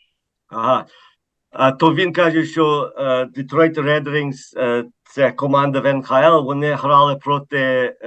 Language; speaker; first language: Ukrainian; early bilingual, heritage; Ukrainian